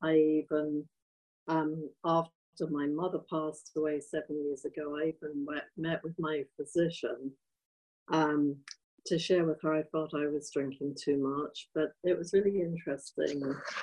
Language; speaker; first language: English; native; English